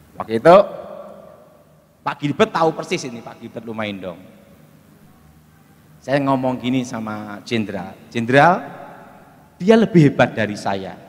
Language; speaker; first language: Indonesian; native; Indonesian